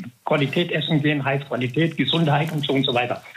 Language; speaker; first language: German; non-native, fluent; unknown